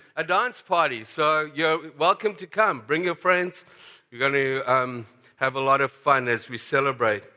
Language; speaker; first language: English; native; English